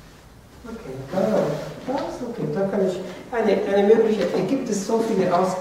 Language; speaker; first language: German; non-native, fluent; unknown